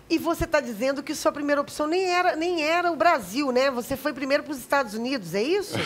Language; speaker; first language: Portuguese; native; Portuguese